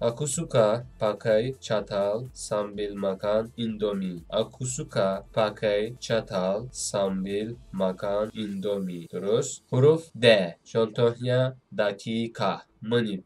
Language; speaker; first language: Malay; non-native, learner; Turkish